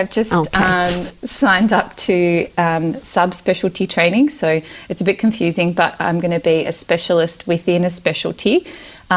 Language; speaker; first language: English; early bilingual, other home language; Romanian